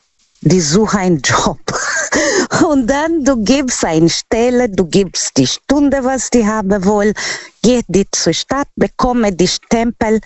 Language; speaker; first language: German; non-native, learner; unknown